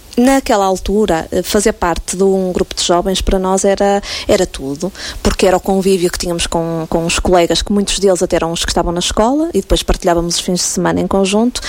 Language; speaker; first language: Portuguese; native; Portuguese